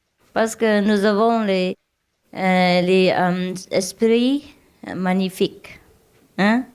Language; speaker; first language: French; non-native, learner; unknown